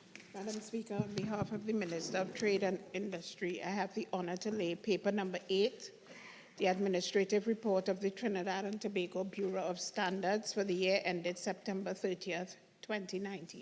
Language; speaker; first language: English; native; English